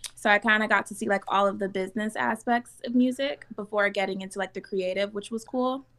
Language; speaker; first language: English; native; English